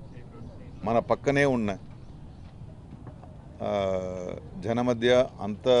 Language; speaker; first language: Telugu; non-native, fluent; Tamil